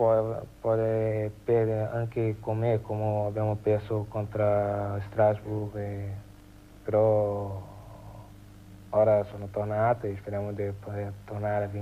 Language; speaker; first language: Italian; non-native, learner; Portuguese